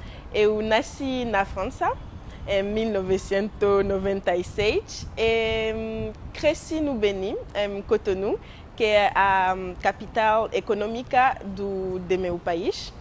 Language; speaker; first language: Portuguese; non-native, learner; French